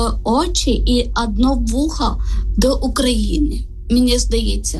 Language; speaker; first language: Ukrainian; non-native, learner; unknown